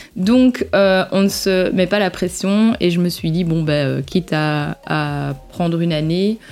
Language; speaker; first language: French; native; French